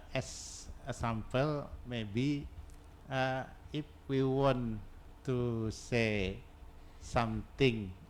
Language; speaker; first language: English; non-native, learner; Indonesian